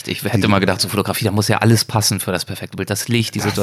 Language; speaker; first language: German; native; German